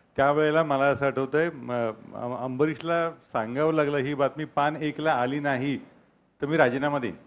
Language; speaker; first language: Marathi; native; Marathi